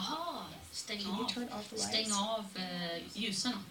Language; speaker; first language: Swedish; non-native, fluent; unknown